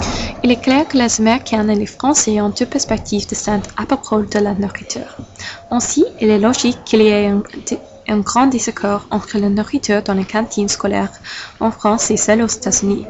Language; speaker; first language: French; non-native, learner; English